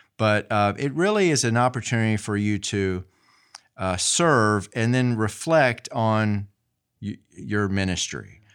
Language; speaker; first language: English; native; English